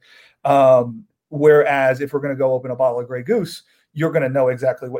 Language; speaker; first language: English; native; English